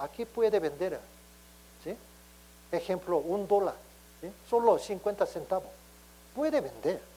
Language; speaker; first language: Spanish; non-native, learner; Korean